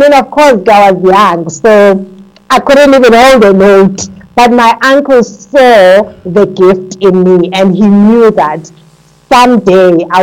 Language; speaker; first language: English; non-native, local second language; Xhosa